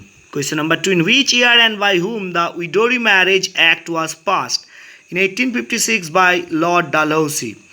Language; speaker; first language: English; non-native, local second language; Bangla